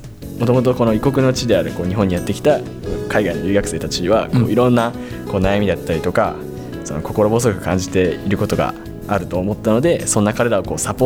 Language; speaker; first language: Japanese; native; Japanese